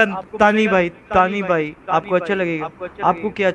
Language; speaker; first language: Hindi; non-native, fluent; Bangla